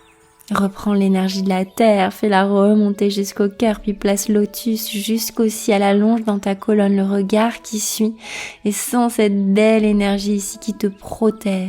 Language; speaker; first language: French; native; French